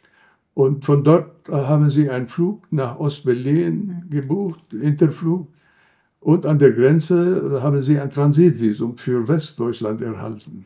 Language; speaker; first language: German; non-native, fluent; Arabic